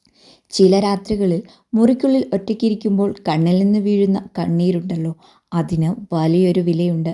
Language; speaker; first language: Malayalam; native; Malayalam